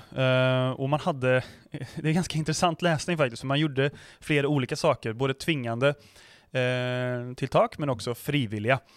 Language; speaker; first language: Swedish; native; Swedish